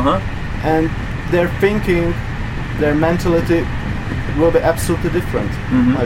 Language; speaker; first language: English; non-native, fluent; Czech